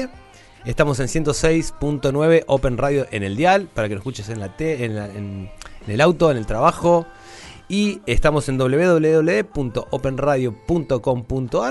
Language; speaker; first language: Spanish; native; Spanish